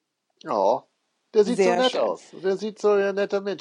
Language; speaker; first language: German; non-native, fluent; English